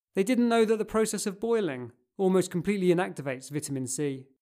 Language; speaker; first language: English; native; English